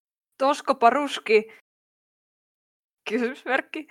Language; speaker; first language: Finnish; native; Finnish